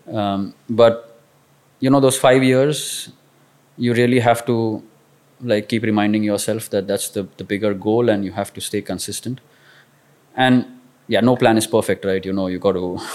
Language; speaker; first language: English; non-native, local second language; Marathi